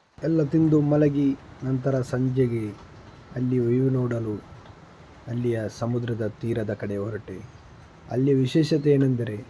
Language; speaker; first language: Kannada; non-native, local second language; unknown